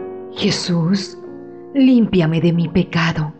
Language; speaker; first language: Spanish; native; Spanish